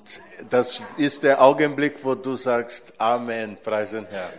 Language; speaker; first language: German; non-native, fluent; Portuguese